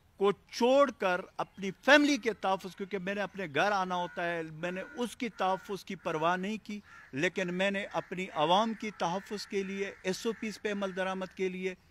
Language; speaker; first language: Urdu; non-native, local second language; Pashto